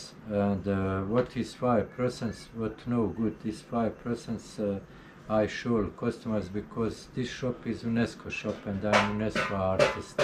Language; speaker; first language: English; non-native, learner; Bosnian